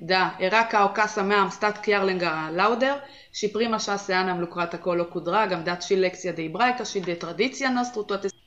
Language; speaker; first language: Romanian; non-native, learner; Hebrew